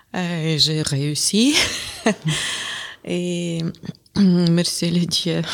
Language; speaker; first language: French; non-native, learner; Ukrainian